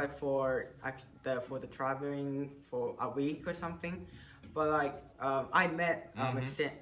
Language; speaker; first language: English; non-native, fluent; Japanese